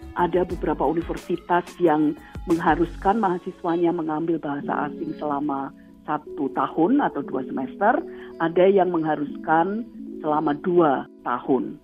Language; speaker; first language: Indonesian; native; Indonesian